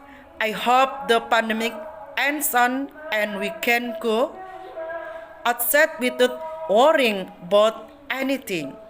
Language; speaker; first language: English; non-native, learner; Indonesian